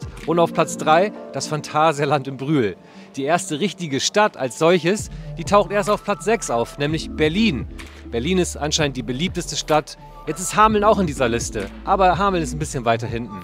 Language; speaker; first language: German; native; German